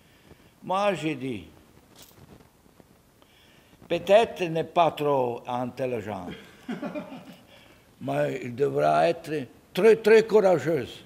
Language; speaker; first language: French; non-native, learner; Italian